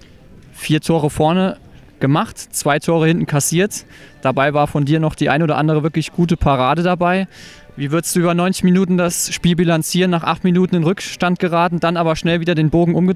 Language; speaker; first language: German; native; German